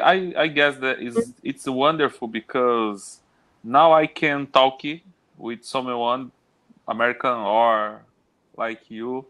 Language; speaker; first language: English; non-native, learner; Portuguese